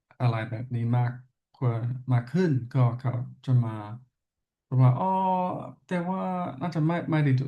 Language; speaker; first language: Thai; non-native, learner; English